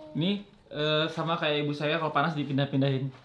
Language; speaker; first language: Indonesian; native; Indonesian